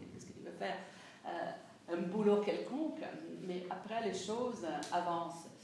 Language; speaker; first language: French; non-native, fluent; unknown